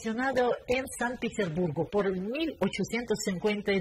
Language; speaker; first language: Spanish; non-native, fluent; Russian